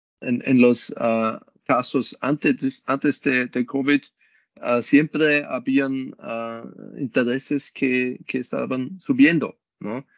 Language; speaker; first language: Spanish; non-native, learner; German